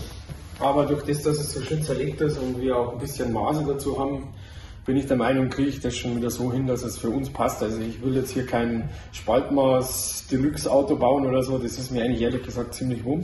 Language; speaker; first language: German; native; German